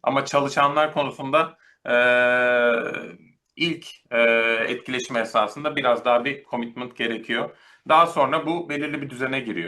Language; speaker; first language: Turkish; native; Turkish